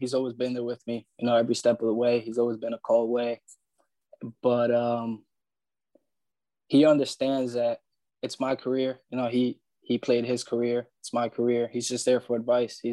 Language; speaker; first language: English; early bilingual, other home language; Spanish